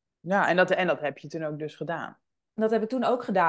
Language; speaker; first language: Dutch; native; Dutch